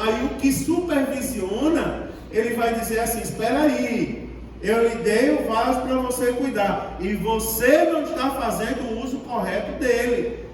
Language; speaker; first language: Portuguese; native; Portuguese